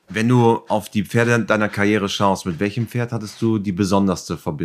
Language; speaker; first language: German; native; German